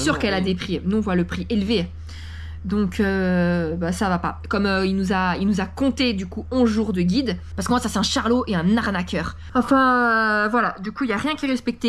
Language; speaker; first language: French; native; French